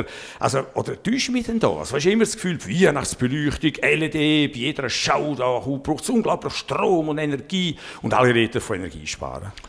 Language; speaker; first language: German; native; German